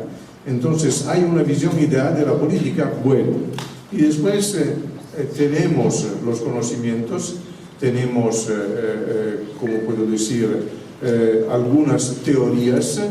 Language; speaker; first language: Spanish; non-native, fluent; Italian